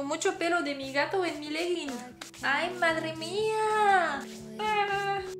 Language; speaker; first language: Spanish; early bilingual, heritage; French